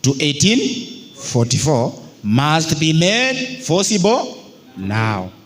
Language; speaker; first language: English; non-native, local second language; Swahili